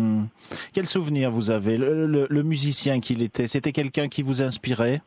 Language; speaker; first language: French; native; French